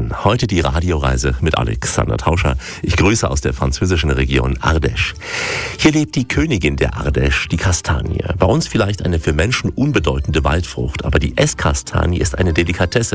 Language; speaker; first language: German; native; German